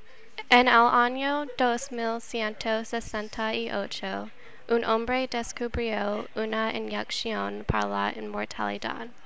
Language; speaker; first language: Spanish; non-native, learner; English